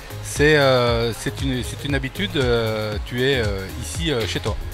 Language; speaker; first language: French; native; French